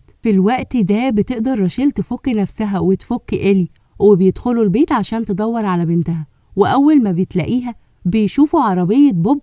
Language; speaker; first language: Arabic; native; Arabic